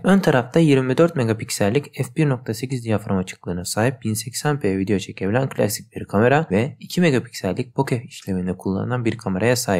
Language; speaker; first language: Turkish; native; Turkish